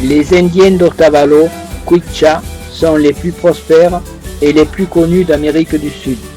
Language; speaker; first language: French; native; French